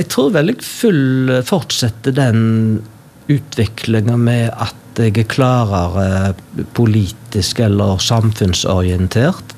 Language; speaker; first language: Norwegian; native; Norwegian